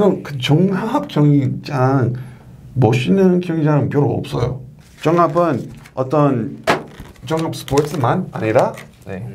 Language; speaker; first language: Korean; non-native, learner; English